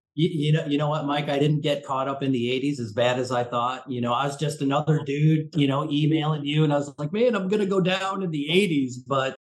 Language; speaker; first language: English; native; English